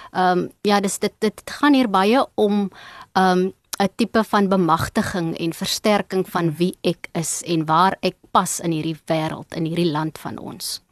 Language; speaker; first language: Afrikaans; native; Afrikaans